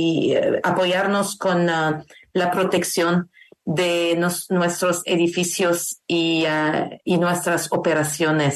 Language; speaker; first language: Spanish; non-native, learner; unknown